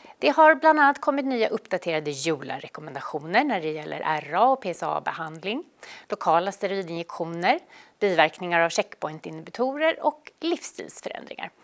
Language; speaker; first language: Swedish; native; Swedish